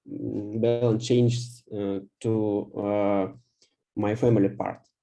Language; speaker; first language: English; non-native, learner; Russian